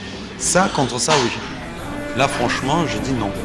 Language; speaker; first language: French; non-native, fluent; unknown